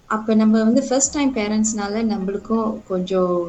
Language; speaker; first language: Tamil; native; Tamil